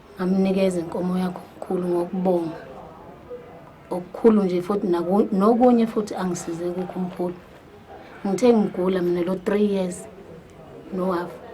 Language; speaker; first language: Zulu; native; Zulu